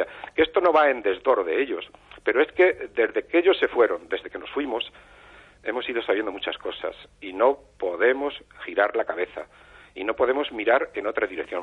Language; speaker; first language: Spanish; native; Spanish